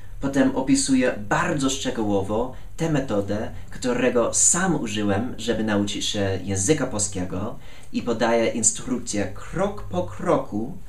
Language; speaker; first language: Polish; non-native, fluent; English